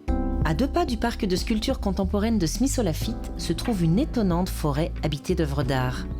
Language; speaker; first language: French; native; French